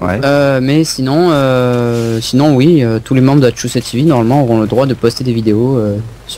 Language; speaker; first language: French; native; French